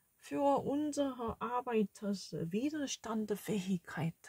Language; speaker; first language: German; non-native, learner; Korean